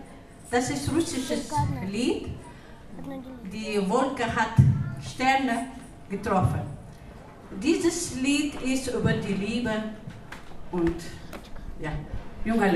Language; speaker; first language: German; non-native, learner; Russian